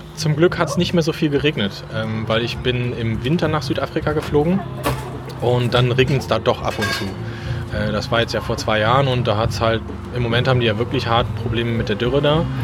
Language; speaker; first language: German; native; German